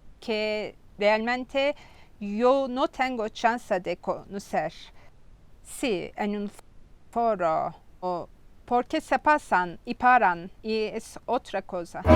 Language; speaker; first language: Spanish; non-native, fluent; Turkish